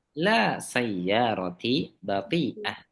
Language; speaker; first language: Arabic; non-native, fluent; Indonesian